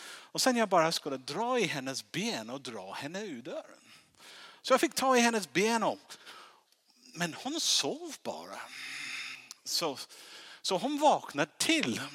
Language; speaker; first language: Swedish; non-native, fluent; English